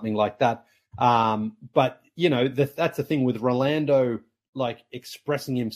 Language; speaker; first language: English; native; English